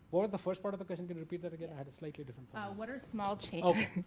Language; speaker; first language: English; non-native, local second language; Hindi